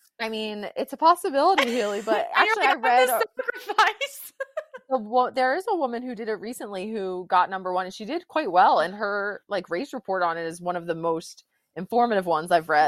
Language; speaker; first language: English; native; English